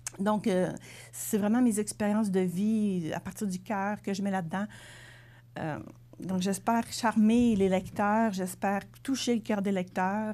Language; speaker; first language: French; native; French